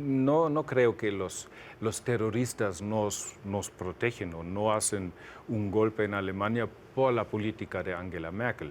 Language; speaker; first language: Spanish; non-native, fluent; German